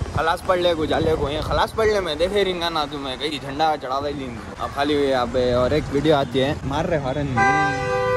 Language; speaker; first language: Hindi; native; Hindi